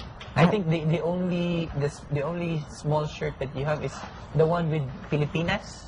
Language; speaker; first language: English; non-native, learner; Filipino